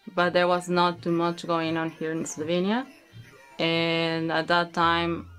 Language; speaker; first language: English; non-native, learner; Spanish